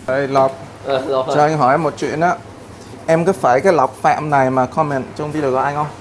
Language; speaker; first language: Vietnamese; early bilingual, heritage; Vietnamese